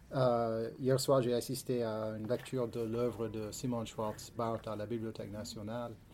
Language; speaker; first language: French; non-native, fluent; English